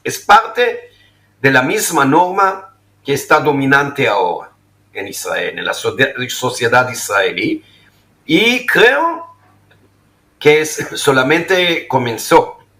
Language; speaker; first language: Spanish; non-native, fluent; Hebrew